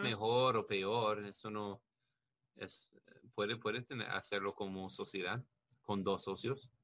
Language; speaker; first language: Spanish; non-native, learner; English